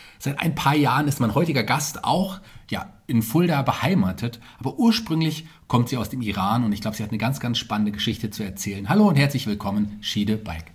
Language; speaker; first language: German; native; German